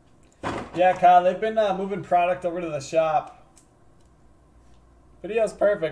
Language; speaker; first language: English; native; English